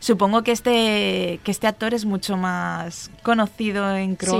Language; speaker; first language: Spanish; native; Spanish